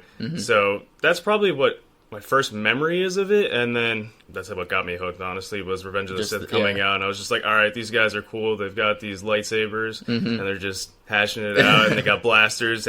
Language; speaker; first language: English; native; English